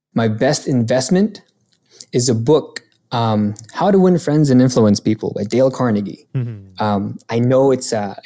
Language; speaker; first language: English; non-native, local second language; Filipino